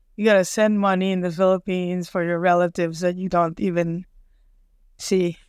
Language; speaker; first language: English; non-native, local second language; Filipino